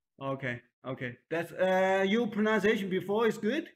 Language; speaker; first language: English; non-native, learner; Chinese